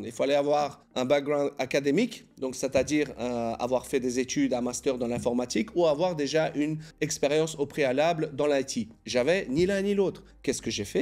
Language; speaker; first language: French; native; French